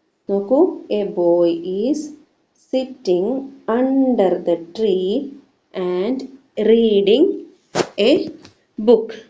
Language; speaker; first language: English; non-native, local second language; Malayalam